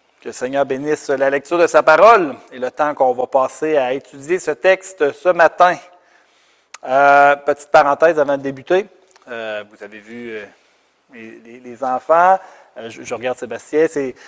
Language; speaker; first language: French; native; French